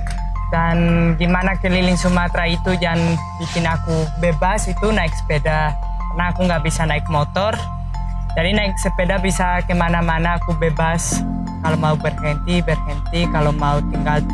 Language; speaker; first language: Indonesian; non-native, fluent; Spanish